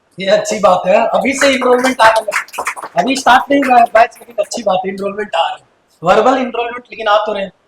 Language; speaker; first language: Hindi; native; Hindi